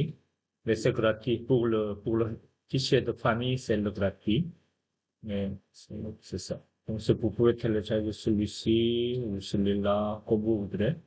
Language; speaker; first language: French; non-native, fluent; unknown